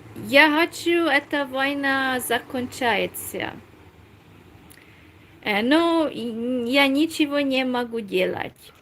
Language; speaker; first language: Russian; non-native, learner; Hungarian